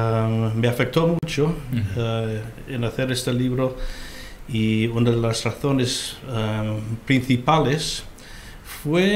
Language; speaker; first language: Spanish; non-native, fluent; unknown